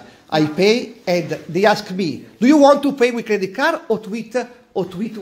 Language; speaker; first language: English; non-native, learner; Italian